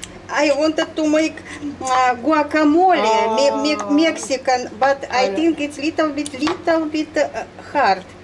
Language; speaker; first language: English; non-native, learner; Russian